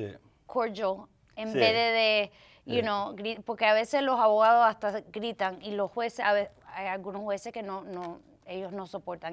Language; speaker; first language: Spanish; early bilingual, heritage; Spanish